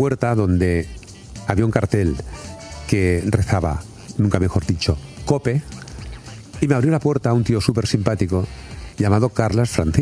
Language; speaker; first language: Spanish; native; Spanish